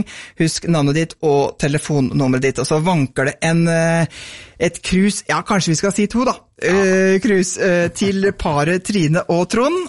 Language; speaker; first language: Norwegian; native; Norwegian